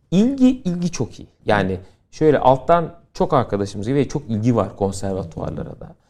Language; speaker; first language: Turkish; native; Turkish